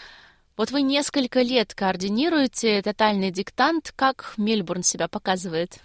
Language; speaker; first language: Russian; native; Russian